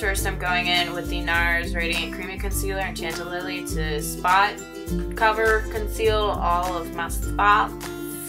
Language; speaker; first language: English; native; English